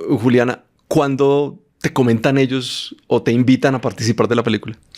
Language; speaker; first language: Spanish; native; Spanish